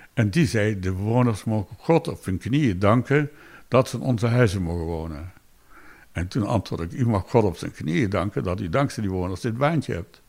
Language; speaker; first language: Dutch; native; Dutch